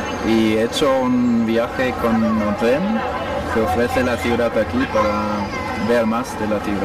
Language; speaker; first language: Spanish; non-native, fluent; German